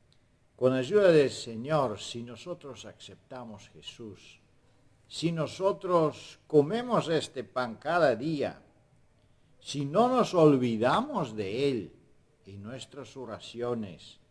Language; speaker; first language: Spanish; non-native, fluent; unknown